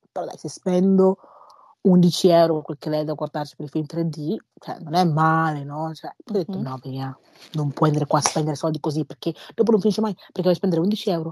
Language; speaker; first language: Italian; early bilingual, other home language; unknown